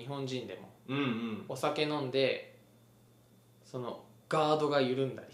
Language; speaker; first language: Japanese; native; Japanese